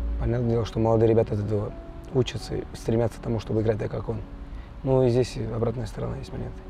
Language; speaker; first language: Russian; non-native, fluent; Georgian